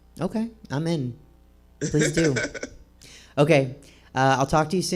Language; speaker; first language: English; native; English